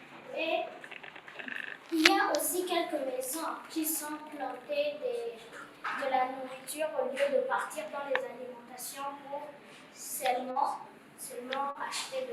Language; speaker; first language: French; non-native, learner; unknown